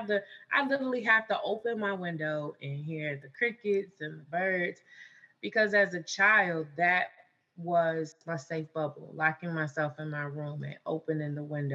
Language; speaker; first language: English; native; English